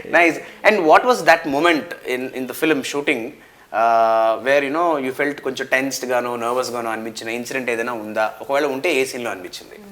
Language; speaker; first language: Telugu; native; Telugu